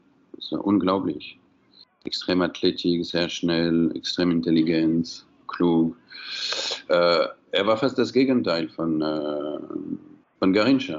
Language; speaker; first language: German; non-native, fluent; French